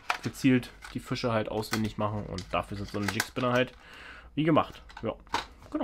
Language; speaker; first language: German; native; German